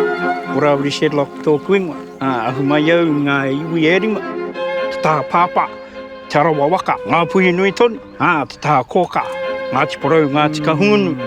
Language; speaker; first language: Māori; non-native, local second language; English